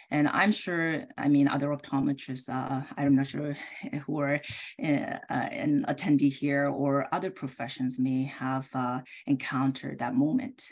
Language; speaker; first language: English; early bilingual, other home language; Korean